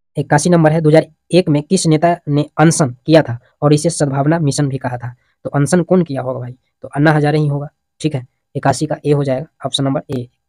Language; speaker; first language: Hindi; native; Hindi